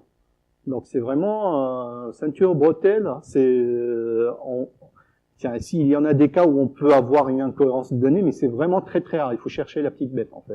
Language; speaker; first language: French; native; French